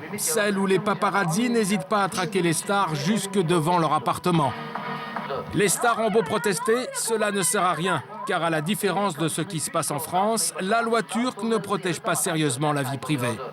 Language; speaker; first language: French; native; French